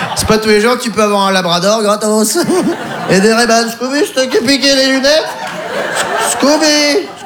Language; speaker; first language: French; native; French